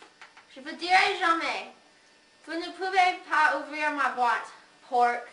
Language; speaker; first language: French; non-native, learner; English